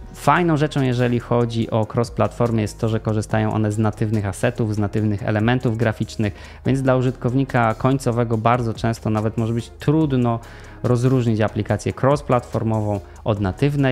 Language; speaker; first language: Polish; native; Polish